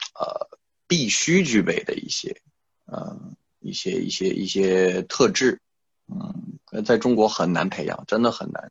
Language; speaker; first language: Chinese; non-native, fluent; French